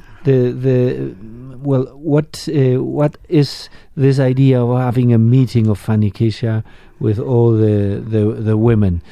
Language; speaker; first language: English; non-native, fluent; Spanish